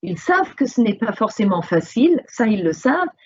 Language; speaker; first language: French; non-native, fluent; English